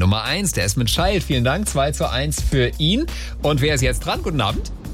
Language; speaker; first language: German; native; German